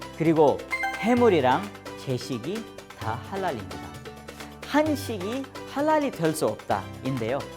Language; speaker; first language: Korean; non-native, fluent; Urdu